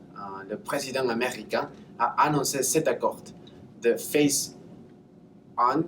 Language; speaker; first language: French; non-native, learner; English